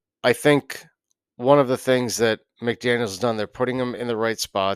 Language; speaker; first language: English; native; English